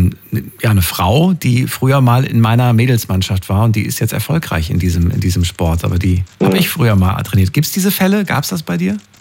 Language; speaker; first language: German; native; German